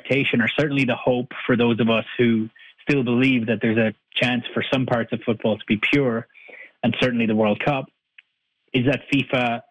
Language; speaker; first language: English; native; English